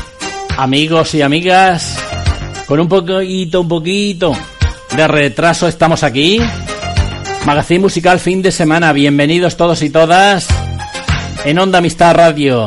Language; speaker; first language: Spanish; native; Spanish